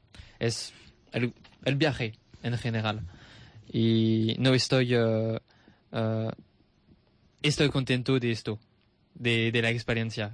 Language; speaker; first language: Spanish; non-native, learner; French